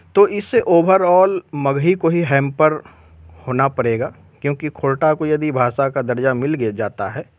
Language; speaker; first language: Hindi; non-native, local second language; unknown